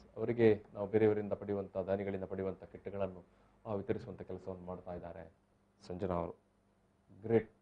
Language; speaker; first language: Kannada; non-native, local second language; Tulu